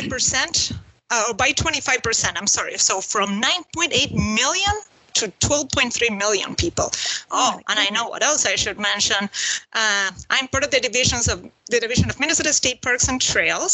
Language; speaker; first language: English; non-native, fluent; Spanish